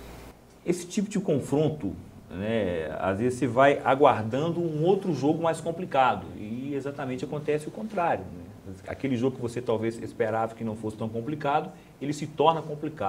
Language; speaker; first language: Portuguese; native; Portuguese